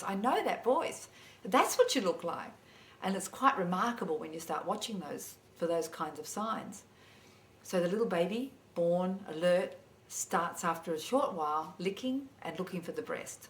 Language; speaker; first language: English; native; English